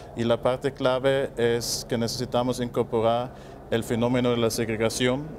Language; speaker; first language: Spanish; non-native, fluent; German